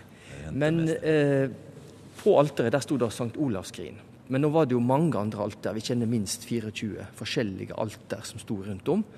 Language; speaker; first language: Norwegian; native; Norwegian